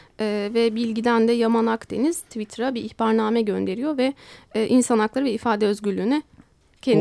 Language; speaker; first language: Turkish; native; Turkish